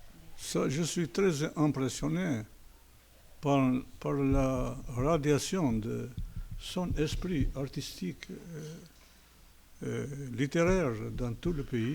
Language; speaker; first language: French; non-native, fluent; Albanian